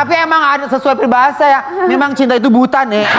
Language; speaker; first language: Indonesian; native; Indonesian